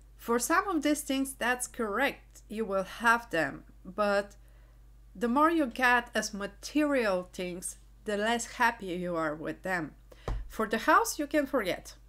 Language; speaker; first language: English; non-native, fluent; Bulgarian